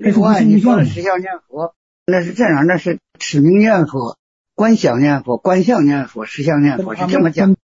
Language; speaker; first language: Chinese; native; Chinese